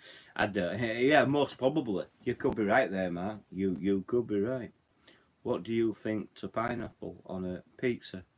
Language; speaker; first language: English; native; English